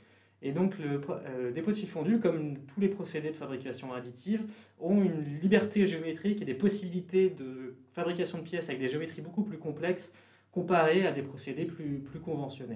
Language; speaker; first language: French; native; French